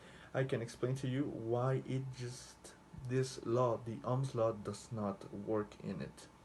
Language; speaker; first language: English; non-native, fluent; Spanish